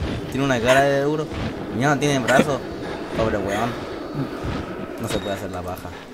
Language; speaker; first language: Spanish; native; Spanish